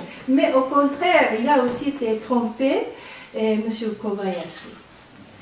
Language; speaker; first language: French; non-native, learner; Japanese